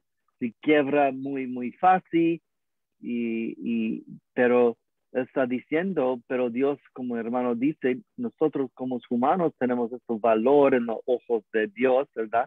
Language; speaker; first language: Spanish; non-native, learner; English